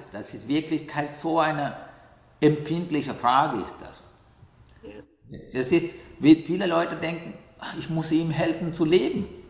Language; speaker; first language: German; non-native, learner; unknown